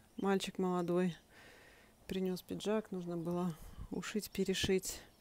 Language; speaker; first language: Russian; native; Russian